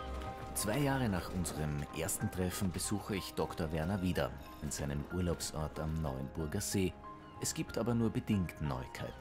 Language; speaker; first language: German; native; German